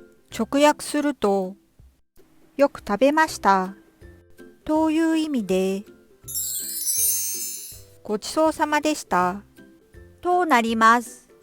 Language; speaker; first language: Japanese; non-native, fluent; Korean